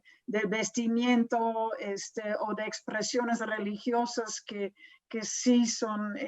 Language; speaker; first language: Spanish; non-native, fluent; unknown